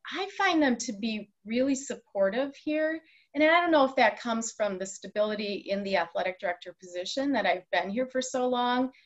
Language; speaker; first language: English; native; English